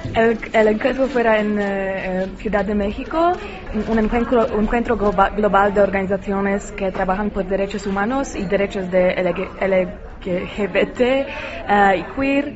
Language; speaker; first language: Spanish; non-native, learner; Polish